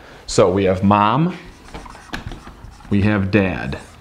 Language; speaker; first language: English; native; English